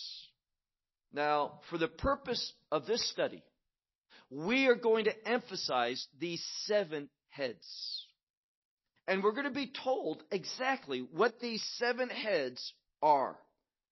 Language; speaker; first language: English; native; English